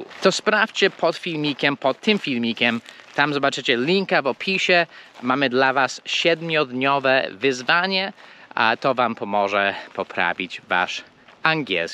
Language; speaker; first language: Polish; non-native, fluent; English